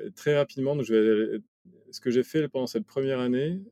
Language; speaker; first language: French; native; French